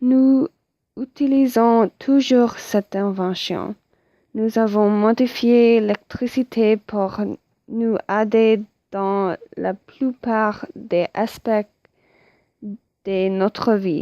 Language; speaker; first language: French; non-native, learner; English